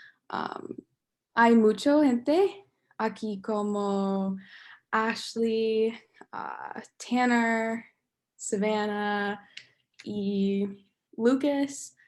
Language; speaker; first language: Spanish; non-native, learner; English